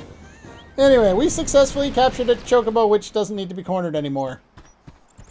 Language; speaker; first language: English; native; English